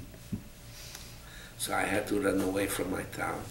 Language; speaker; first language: English; non-native, fluent; Polish